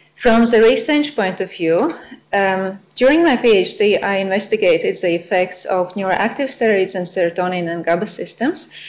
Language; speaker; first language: English; non-native, fluent; Latvian